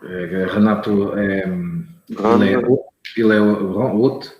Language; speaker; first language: French; non-native, learner; Portuguese